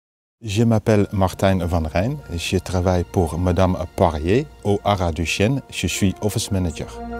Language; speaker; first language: French; non-native, fluent; Dutch